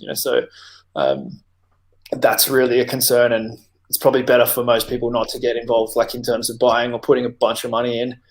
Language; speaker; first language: English; native; English